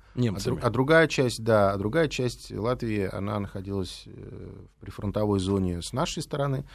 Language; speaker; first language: Russian; native; Russian